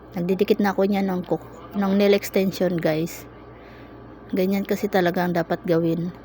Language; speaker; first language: Filipino; non-native, local second language; Cebuano